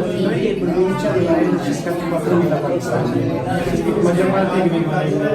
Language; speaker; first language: Italian; non-native, learner; Urdu